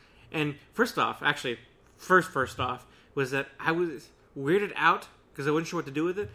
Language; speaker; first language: English; early bilingual, other home language; Spanish